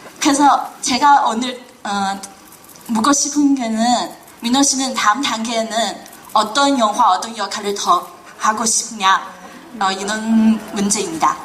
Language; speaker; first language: Korean; non-native, fluent; Chinese